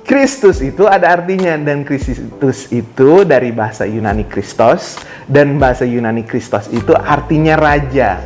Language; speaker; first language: Indonesian; native; Indonesian